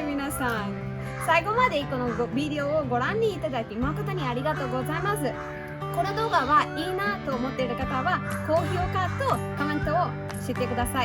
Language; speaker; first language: Japanese; non-native, fluent; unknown